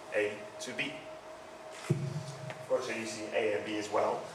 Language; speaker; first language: English; non-native, fluent; Dutch